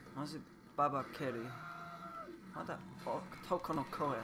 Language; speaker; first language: Japanese; non-native, learner; English